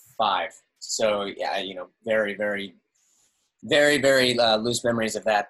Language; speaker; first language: English; native; English